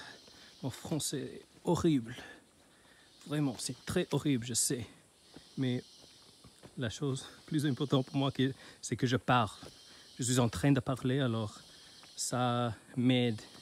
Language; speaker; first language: French; non-native, learner; Chinese